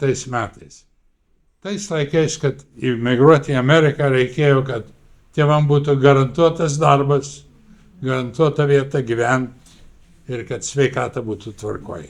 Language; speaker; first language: Lithuanian; native; Lithuanian